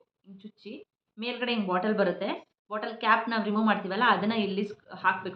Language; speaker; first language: Kannada; native; Kannada